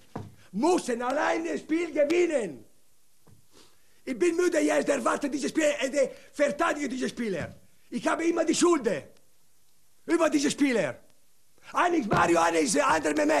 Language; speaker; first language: German; non-native, learner; Italian